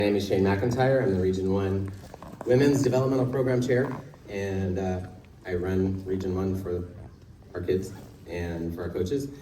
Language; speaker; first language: English; native; English